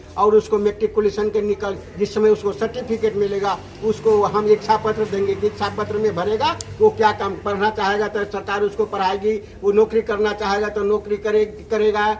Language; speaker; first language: Hindi; native; Hindi